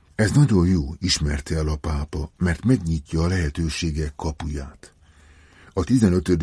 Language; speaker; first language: Hungarian; native; Hungarian